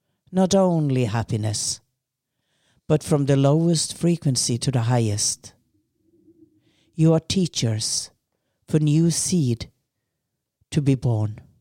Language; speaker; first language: English; non-native, fluent; Norwegian